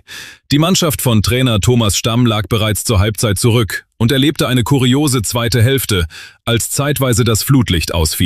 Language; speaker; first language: German; native; German